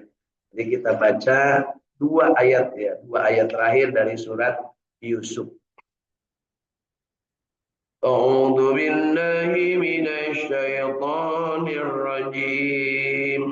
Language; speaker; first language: Indonesian; native; Indonesian